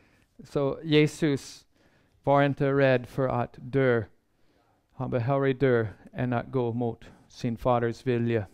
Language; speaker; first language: Swedish; non-native, fluent; English